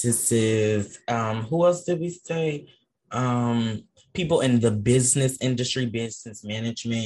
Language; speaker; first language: English; native; English